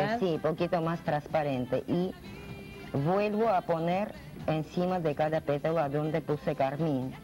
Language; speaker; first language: Spanish; non-native, learner; Russian